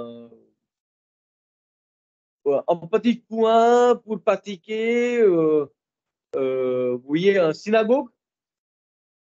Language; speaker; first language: French; non-native, fluent; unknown